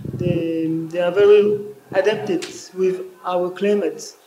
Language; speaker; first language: English; non-native, learner; French